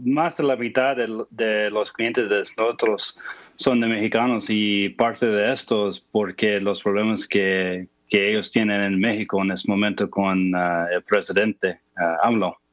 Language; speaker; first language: Spanish; non-native, fluent; English